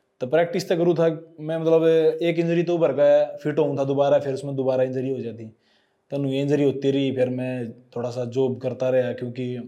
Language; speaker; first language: Hindi; native; Hindi